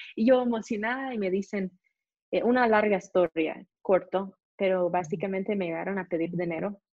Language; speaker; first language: Spanish; non-native, fluent; English